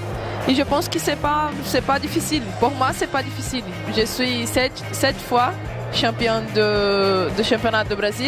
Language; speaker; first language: French; non-native, learner; Portuguese